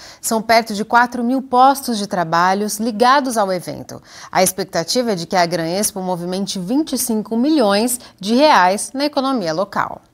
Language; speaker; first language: Portuguese; native; Portuguese